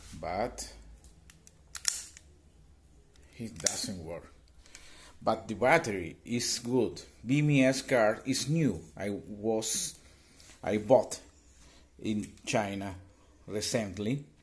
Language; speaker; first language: English; non-native, learner; Spanish